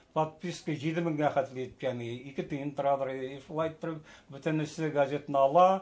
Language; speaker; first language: Tatar; native; Tatar